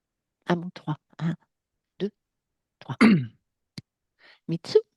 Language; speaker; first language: French; native; French